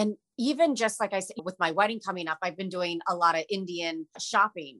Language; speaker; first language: English; native; English